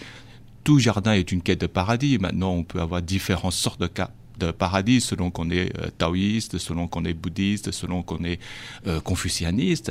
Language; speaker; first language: French; non-native, fluent; Chinese